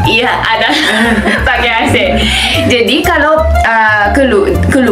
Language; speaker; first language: Indonesian; non-native, learner; Japanese